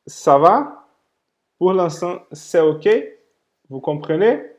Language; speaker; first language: French; non-native, fluent; Portuguese